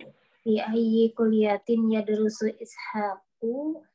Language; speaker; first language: Arabic; non-native, learner; Indonesian